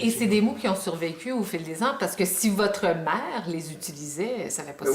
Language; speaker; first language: French; native; French